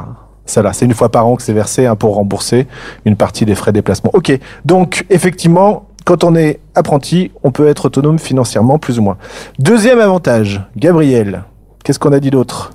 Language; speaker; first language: French; native; French